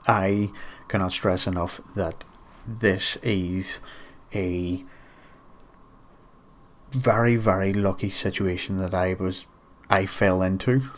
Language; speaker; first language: English; native; English